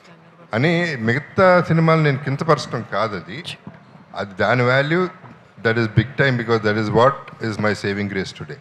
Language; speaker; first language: Telugu; native; Telugu